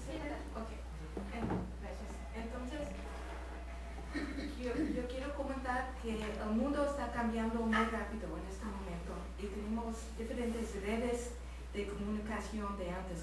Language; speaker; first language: Spanish; non-native, learner; English